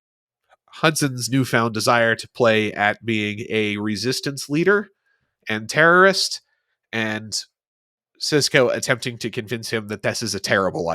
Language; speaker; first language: English; native; English